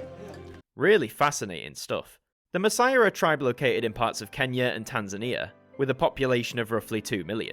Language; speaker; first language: English; native; English